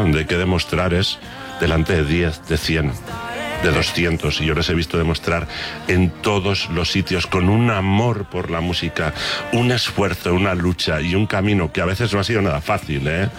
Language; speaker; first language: Spanish; native; Spanish